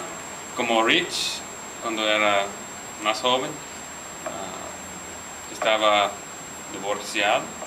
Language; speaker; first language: Spanish; non-native, learner; English